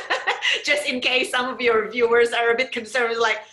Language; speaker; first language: English; non-native, fluent; Indonesian